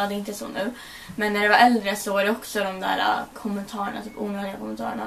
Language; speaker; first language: Swedish; native; Swedish